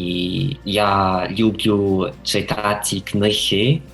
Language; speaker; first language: Ukrainian; non-native, learner; English